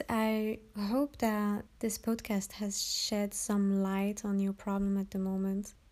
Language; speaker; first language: English; early bilingual, heritage; French